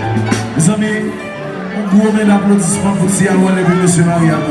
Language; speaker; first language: French; non-native, local second language; Haitian Creole